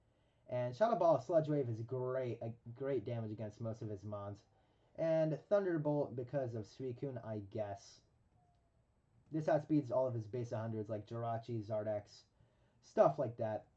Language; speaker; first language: English; native; English